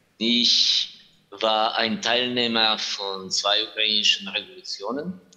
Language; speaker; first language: German; non-native, fluent; Ukrainian